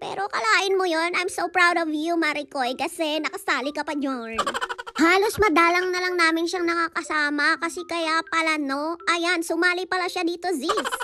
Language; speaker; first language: Filipino; non-native, local second language; Cebuano